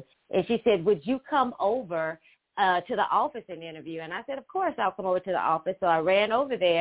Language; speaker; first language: English; native; English